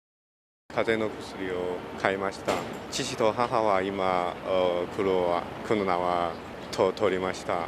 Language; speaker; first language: Japanese; non-native, learner; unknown